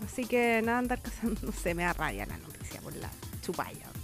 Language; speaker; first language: Spanish; native; Spanish